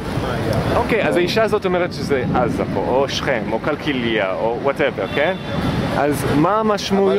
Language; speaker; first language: Hebrew; non-native, fluent; English